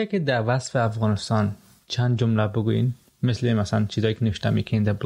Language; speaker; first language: Persian; native; Persian